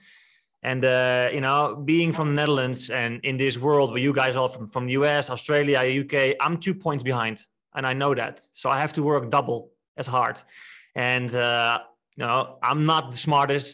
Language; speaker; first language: English; non-native, fluent; Dutch